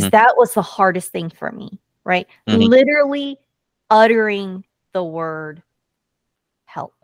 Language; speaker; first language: English; early bilingual, other home language; Korean